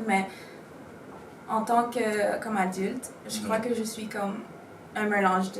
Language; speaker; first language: French; non-native, local second language; Spanish